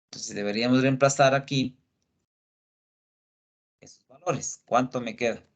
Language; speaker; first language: Spanish; native; Spanish